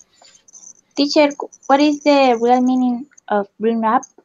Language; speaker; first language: English; non-native, learner; Spanish